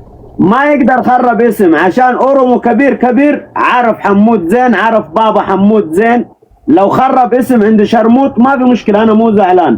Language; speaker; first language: Arabic; non-native, learner; Oromo